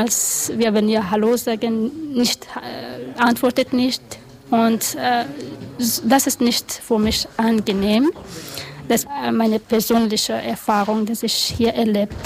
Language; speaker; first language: German; non-native, learner; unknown